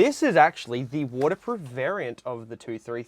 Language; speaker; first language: English; native; English